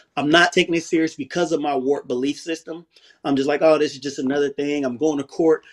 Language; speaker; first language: English; native; English